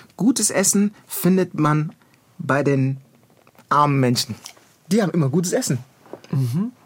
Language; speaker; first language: German; native; German